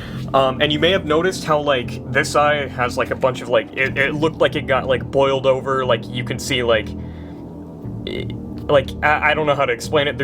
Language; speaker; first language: English; native; English